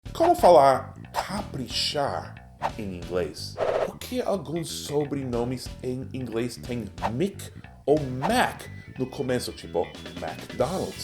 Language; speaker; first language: Portuguese; non-native, fluent; English